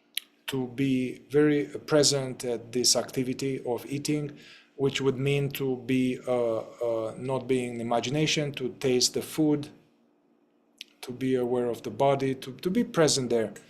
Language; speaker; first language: English; non-native, fluent; Romanian